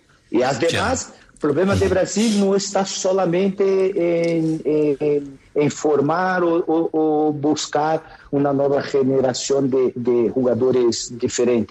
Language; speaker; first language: Spanish; non-native, fluent; Portuguese